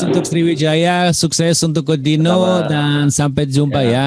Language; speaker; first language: Indonesian; non-native, learner; German